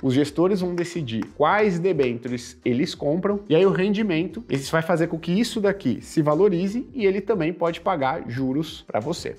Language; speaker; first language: Portuguese; native; Portuguese